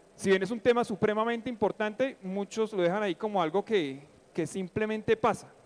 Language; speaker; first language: Spanish; native; Spanish